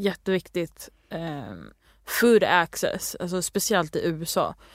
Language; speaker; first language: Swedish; early bilingual, heritage; Swedish